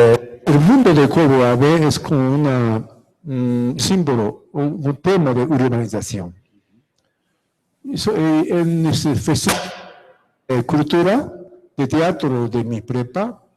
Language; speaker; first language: Spanish; non-native, fluent; Japanese